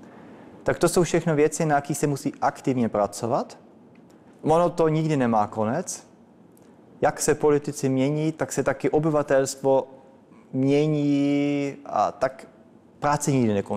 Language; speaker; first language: Czech; early bilingual, heritage; Czech